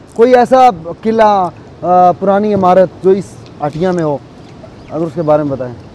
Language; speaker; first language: Urdu; non-native, local second language; Pahari-Potwari